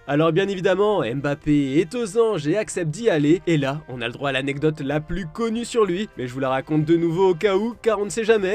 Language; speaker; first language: French; native; French